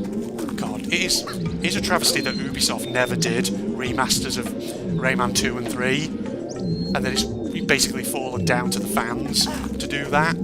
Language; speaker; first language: English; native; English